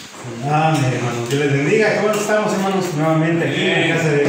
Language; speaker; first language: Spanish; native; Spanish